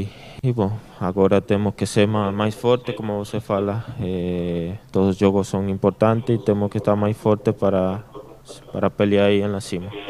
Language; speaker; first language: Portuguese; non-native, learner; Spanish